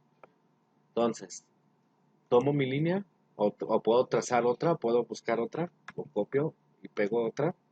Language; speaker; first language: Spanish; native; Spanish